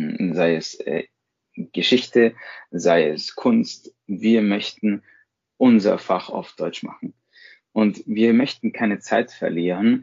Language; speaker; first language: German; non-native, fluent; Spanish